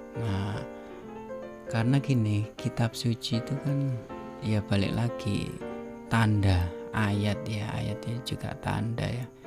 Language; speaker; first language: Indonesian; native; Indonesian